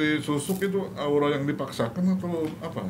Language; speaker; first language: Indonesian; native; Indonesian